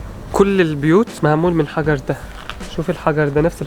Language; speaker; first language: Arabic; native; Arabic